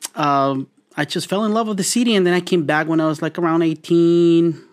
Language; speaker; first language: English; non-native, fluent; Spanish